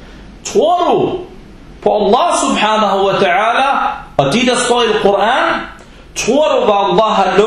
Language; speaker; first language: Danish; non-native, fluent; Arabic